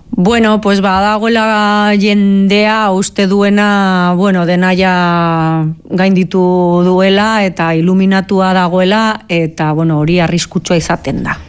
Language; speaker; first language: Basque; non-native, local second language; Spanish